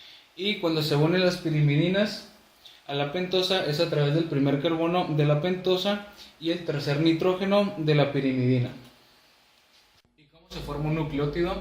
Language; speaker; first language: Spanish; native; Spanish